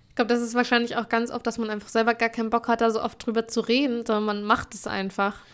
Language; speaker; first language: German; native; German